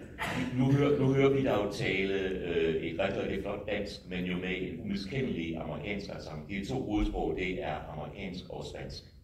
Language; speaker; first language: Danish; native; Danish